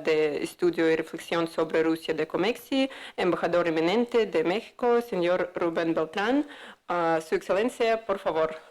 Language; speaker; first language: Spanish; non-native, fluent; Russian